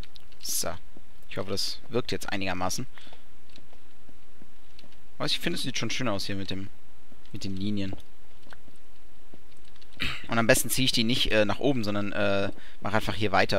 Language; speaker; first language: German; native; German